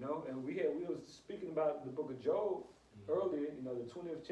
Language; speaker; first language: English; native; English